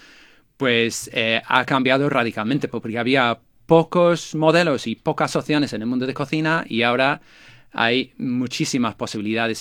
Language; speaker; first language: Spanish; non-native, fluent; English